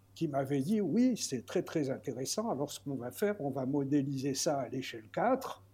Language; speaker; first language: French; native; French